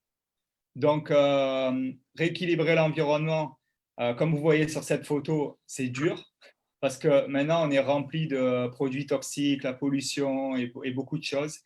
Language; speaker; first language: French; native; French